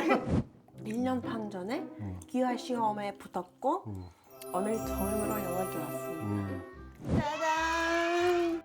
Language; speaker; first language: Korean; non-native, fluent; Ukrainian